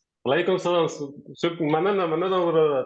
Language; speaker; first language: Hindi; non-native, learner; Persian